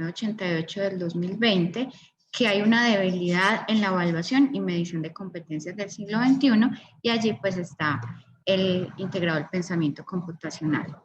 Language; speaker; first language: Spanish; native; Spanish